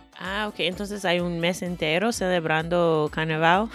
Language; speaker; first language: Spanish; non-native, fluent; English